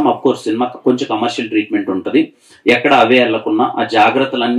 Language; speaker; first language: Telugu; native; Telugu